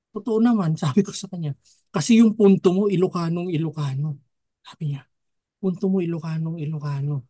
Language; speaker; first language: Filipino; non-native, local second language; Iloko